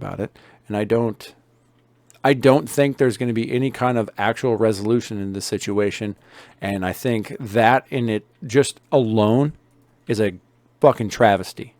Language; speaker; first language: English; native; English